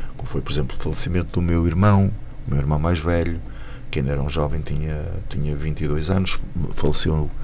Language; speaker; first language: Portuguese; native; Portuguese